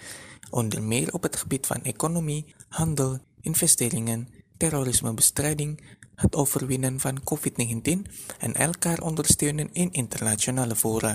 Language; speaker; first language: Dutch; non-native, fluent; Indonesian